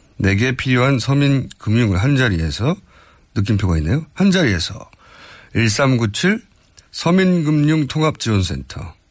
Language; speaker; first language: Korean; native; Korean